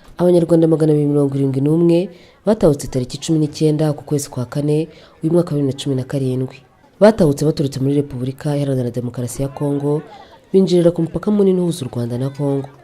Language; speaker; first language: Kinyarwanda; native; Kinyarwanda